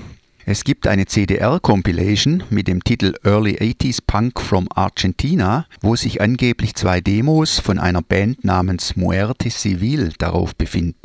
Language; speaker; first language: German; native; German